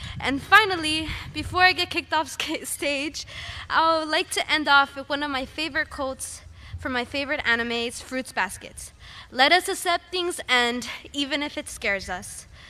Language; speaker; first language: English; early bilingual, other home language; Spanish